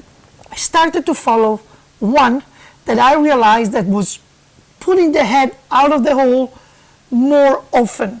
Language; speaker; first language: English; non-native, fluent; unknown